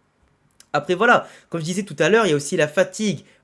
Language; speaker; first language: French; native; French